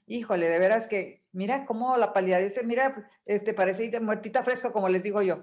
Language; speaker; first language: Spanish; native; Spanish